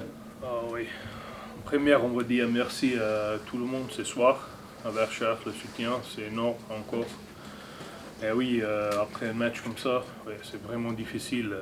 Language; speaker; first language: French; non-native, learner; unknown